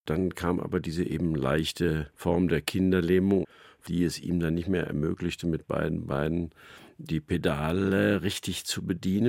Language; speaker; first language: German; native; German